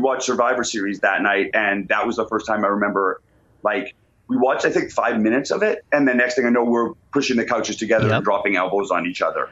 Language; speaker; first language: English; native; English